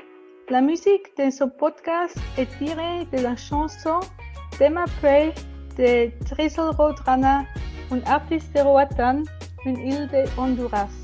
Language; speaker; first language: French; non-native, learner; Spanish